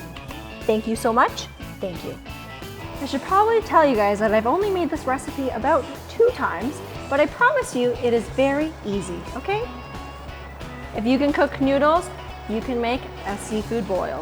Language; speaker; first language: English; native; English